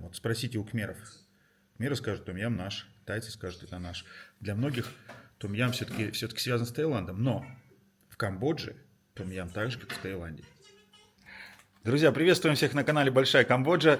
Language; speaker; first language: Russian; native; Russian